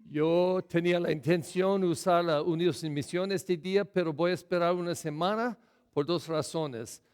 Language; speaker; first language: Spanish; non-native, fluent; English